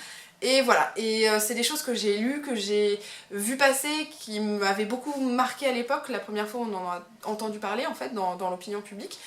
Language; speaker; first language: French; native; French